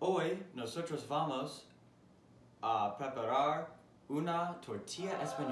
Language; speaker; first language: Spanish; non-native, learner; English